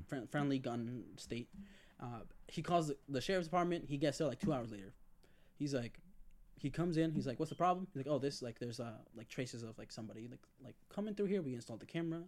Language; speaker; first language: English; native; English